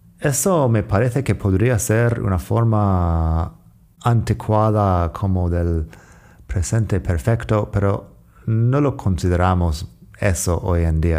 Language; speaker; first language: Spanish; non-native, fluent; English